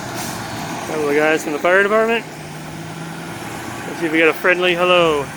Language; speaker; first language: English; native; English